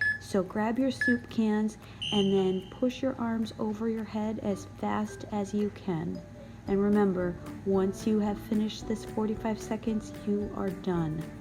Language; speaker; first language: English; native; English